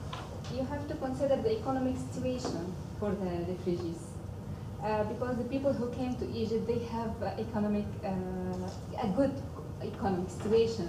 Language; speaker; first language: English; non-native, fluent; Arabic